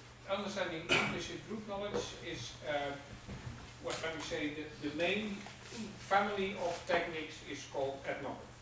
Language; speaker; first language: English; non-native, fluent; Dutch